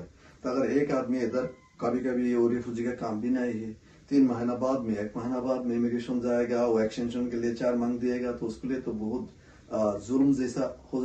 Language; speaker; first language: Hindi; non-native, local second language; Bangla